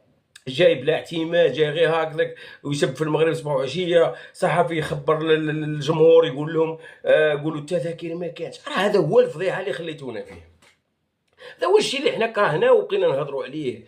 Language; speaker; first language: Arabic; native; Arabic